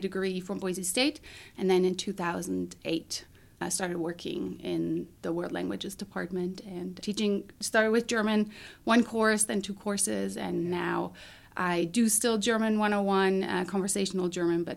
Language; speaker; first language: English; non-native, fluent; German